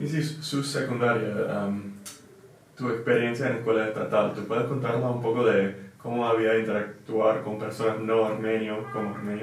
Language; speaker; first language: Spanish; non-native, learner; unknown